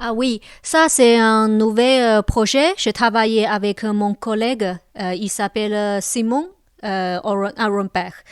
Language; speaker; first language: French; non-native, local second language; Chinese